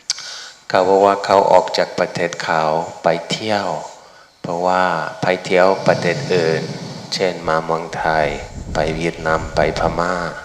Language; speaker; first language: Thai; non-native, fluent; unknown